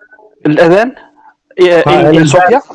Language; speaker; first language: English; non-native, local second language; Arabic